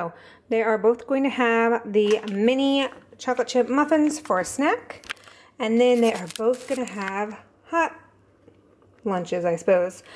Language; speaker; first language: English; native; English